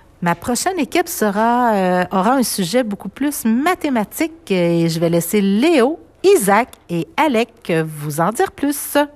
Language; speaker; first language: French; native; French